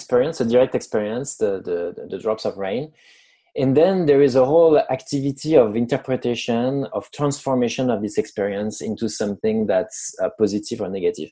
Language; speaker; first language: English; non-native, fluent; French